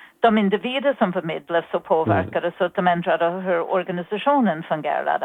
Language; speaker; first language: Swedish; non-native, fluent; English